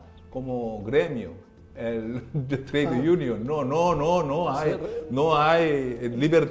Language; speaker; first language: Spanish; non-native, learner; Korean